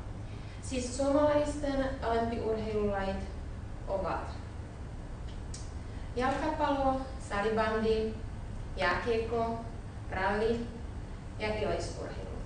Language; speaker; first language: Finnish; non-native, learner; Czech